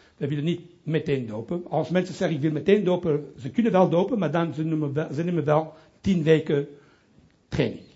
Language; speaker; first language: Dutch; non-native, local second language; French